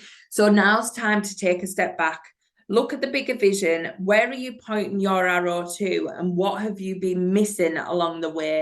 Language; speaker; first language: English; native; English